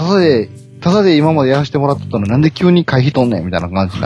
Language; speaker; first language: Japanese; native; Japanese